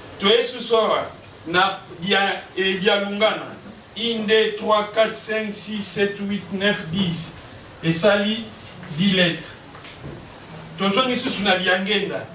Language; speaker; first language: Lingala; non-native, local second language; Kongo